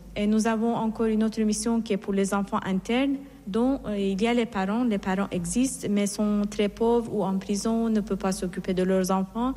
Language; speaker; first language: French; non-native, fluent; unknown